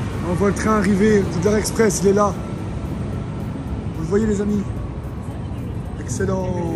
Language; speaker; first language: French; native; French